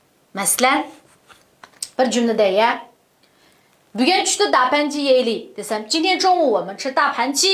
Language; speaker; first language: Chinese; non-native, local second language; Uyghur